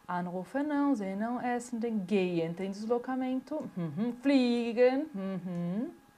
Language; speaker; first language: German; non-native, fluent; Portuguese